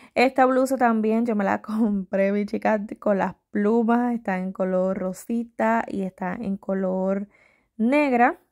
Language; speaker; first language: Spanish; native; Spanish